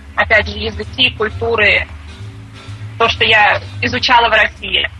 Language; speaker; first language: Russian; native; Russian